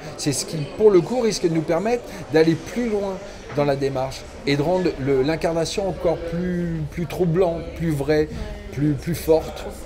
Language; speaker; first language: French; native; French